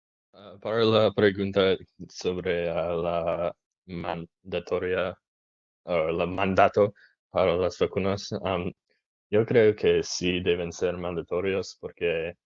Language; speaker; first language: Spanish; non-native, learner; English